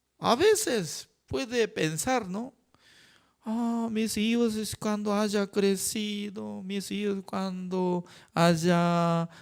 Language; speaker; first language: Spanish; non-native, fluent; Korean